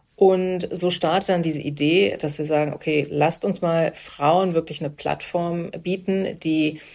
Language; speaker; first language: German; native; German